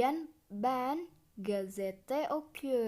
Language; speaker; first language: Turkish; non-native, fluent; Indonesian